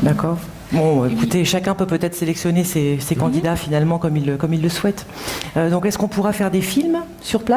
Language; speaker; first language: French; native; French